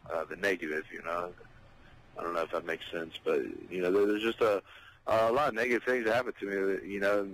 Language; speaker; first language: English; native; English